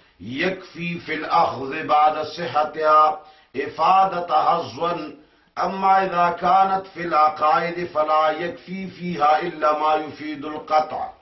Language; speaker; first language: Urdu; non-native, local second language; Pashto